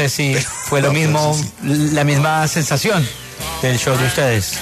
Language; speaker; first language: Spanish; native; Spanish